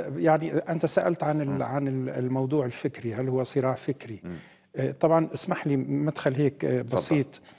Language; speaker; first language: Arabic; native; Arabic